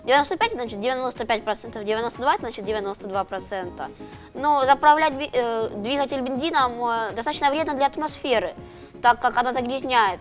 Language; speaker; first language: Russian; native; Russian